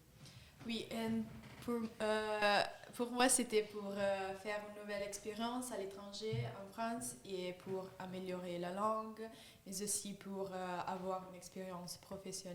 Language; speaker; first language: French; non-native, fluent; English